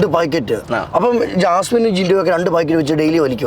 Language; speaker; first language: Malayalam; native; Malayalam